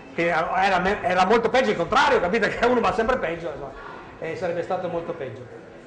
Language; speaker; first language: Italian; native; Italian